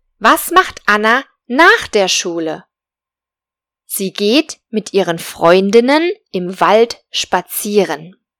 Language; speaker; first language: German; non-native, fluent; Spanish